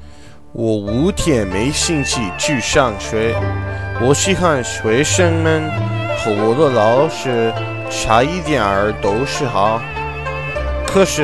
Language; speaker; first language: Chinese; non-native, learner; English